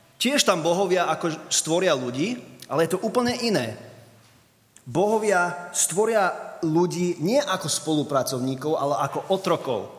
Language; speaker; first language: Slovak; early bilingual, other home language; English